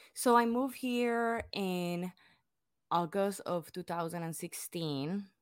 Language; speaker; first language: English; non-native, fluent; Spanish